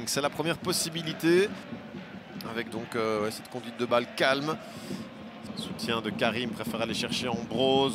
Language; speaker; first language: French; native; French